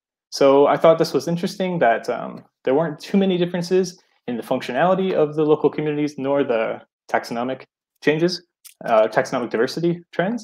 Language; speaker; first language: English; native; English